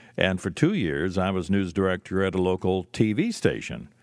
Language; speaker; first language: English; native; English